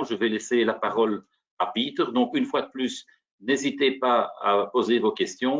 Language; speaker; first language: French; native; French